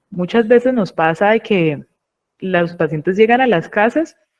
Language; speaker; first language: Spanish; native; Spanish